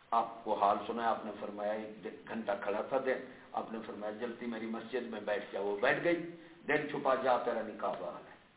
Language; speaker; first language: Urdu; non-native, local second language; Punjabi